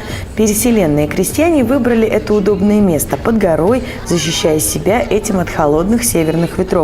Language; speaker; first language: Russian; native; Russian